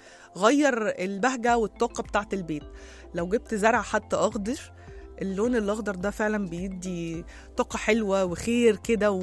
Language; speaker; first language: Arabic; native; Arabic